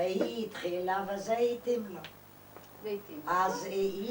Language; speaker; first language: Hebrew; non-native, fluent; Yiddish